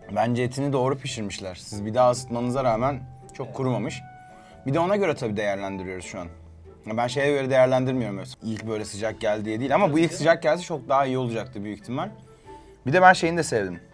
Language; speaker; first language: Turkish; native; Turkish